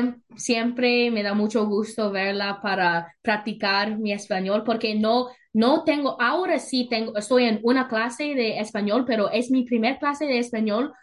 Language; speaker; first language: Spanish; non-native, learner; English